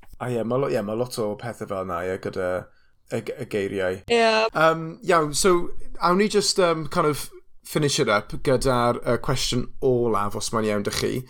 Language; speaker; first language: Welsh; non-native, local second language; English